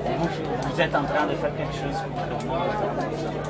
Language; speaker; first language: French; non-native, learner; Italian